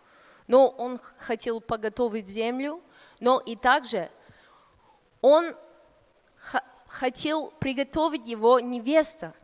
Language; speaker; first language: Russian; non-native, fluent; English